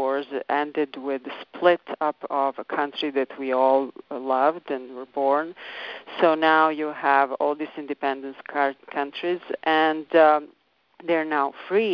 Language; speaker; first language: English; non-native, fluent; Serbian